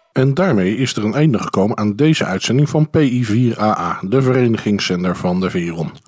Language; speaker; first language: Dutch; native; Dutch